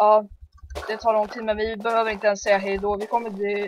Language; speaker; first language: Swedish; early bilingual, heritage; Swedish